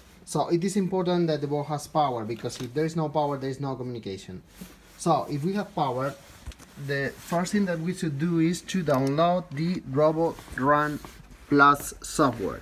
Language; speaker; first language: English; non-native, fluent; Spanish